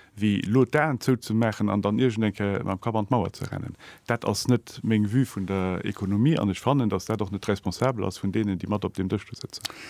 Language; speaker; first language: Luxembourgish; native; Luxembourgish